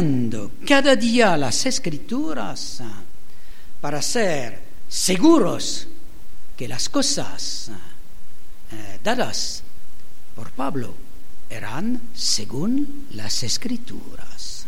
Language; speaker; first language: Spanish; non-native, fluent; French